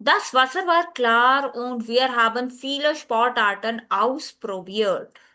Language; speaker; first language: German; non-native, learner; Hindi